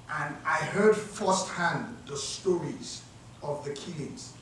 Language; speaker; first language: English; non-native, local second language; Yoruba